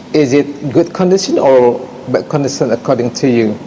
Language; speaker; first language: English; non-native, fluent; Indonesian